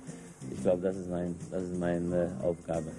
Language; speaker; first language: German; non-native, local second language; Hungarian